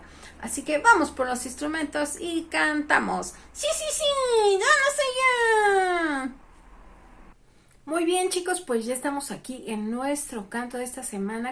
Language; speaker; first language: Spanish; native; Spanish